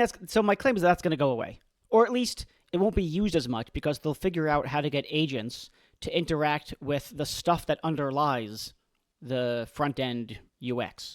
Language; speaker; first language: English; native; English